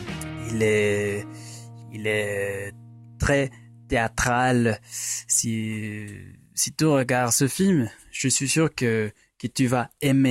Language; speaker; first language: French; non-native, fluent; Spanish